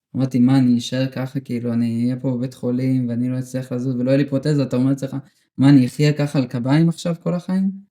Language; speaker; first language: Hebrew; early bilingual, other home language; Russian